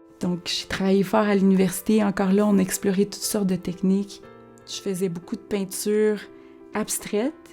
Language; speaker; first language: French; early bilingual, other home language; Spanish